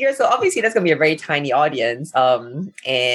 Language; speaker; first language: English; native; English